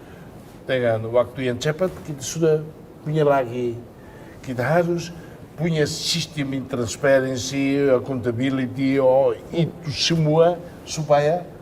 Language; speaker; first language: Indonesian; non-native, fluent; Tetum